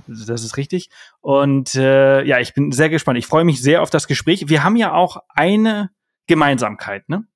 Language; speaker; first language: German; early bilingual, heritage; German